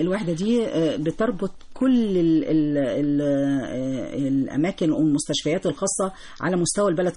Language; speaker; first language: Arabic; native; Arabic